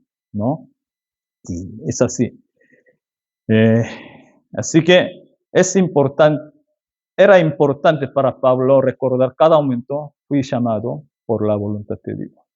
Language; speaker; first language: Spanish; non-native, fluent; Korean